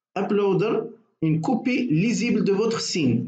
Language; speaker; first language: French; non-native, local second language; Arabic